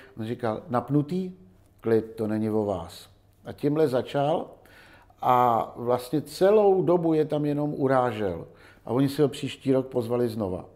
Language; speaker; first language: Czech; native; Czech